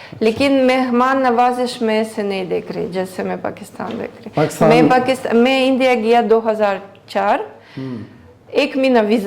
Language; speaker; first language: Hindi; non-native, learner; Greek